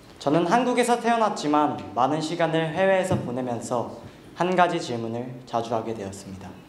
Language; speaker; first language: Korean; early bilingual, heritage; Korean